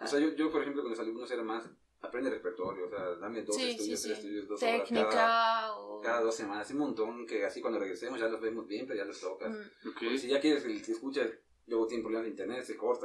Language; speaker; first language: Spanish; native; Spanish